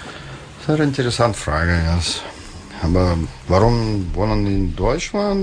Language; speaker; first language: German; non-native, learner; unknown